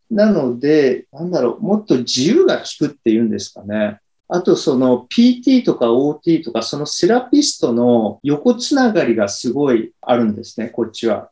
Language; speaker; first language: Japanese; early bilingual, heritage; Japanese